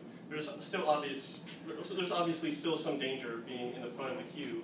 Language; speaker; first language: English; native; English